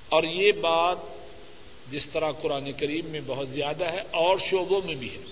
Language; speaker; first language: Urdu; non-native, local second language; Punjabi